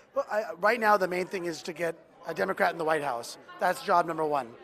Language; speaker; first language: English; native; English